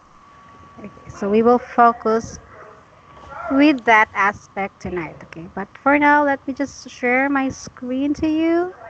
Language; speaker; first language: English; non-native, fluent; Cebuano